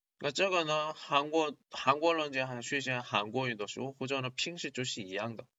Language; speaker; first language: Chinese; non-native, learner; Korean